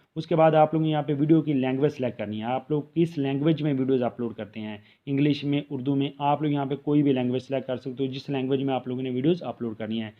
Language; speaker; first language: Urdu; non-native, local second language; Punjabi